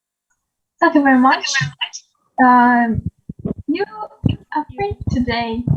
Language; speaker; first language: English; non-native, learner; Ukrainian